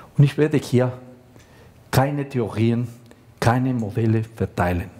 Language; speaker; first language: German; non-native, fluent; Spanish